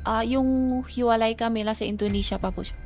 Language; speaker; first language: Filipino; non-native, learner; Chinese